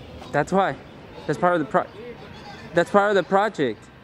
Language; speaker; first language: English; early bilingual, other home language; Spanish